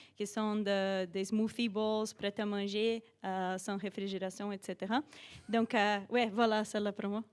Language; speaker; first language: French; non-native, fluent; Portuguese